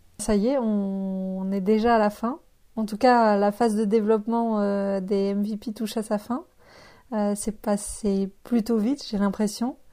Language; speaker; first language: French; native; French